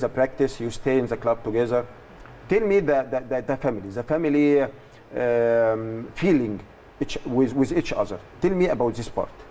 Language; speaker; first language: English; non-native, learner; Arabic